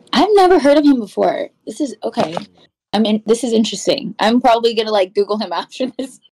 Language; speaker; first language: English; native; English